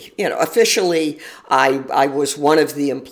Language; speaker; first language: English; native; English